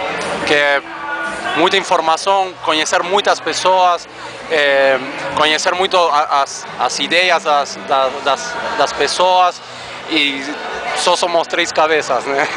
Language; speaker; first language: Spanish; non-native, learner; Portuguese